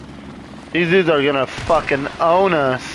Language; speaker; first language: English; native; English